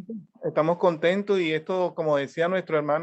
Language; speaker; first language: Spanish; native; Spanish